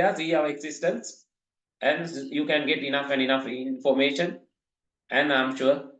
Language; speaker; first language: English; non-native, local second language; Sinhala